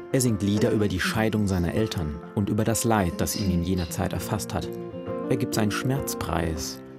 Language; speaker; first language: German; native; German